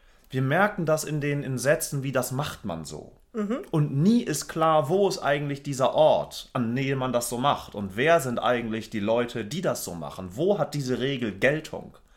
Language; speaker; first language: German; native; German